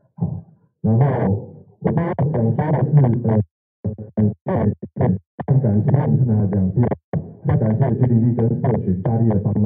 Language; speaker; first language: Chinese; native; Chinese